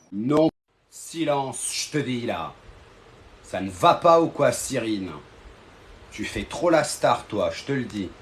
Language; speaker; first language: French; native; French